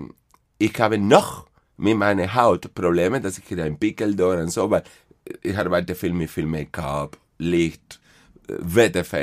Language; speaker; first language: German; non-native, fluent; Spanish